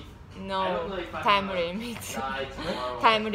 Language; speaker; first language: English; non-native, learner; Japanese